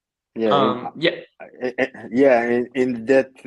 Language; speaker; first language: English; non-native, learner; Yakut